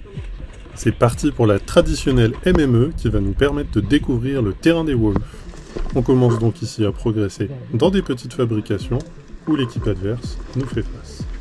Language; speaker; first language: French; native; French